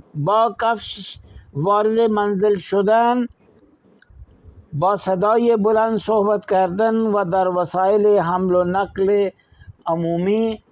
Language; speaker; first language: Persian; non-native, fluent; Urdu